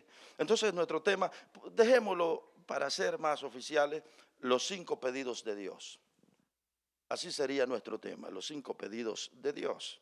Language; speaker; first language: Spanish; native; Spanish